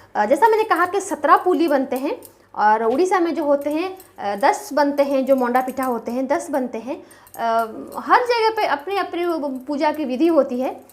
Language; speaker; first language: Hindi; non-native, local second language; Bangla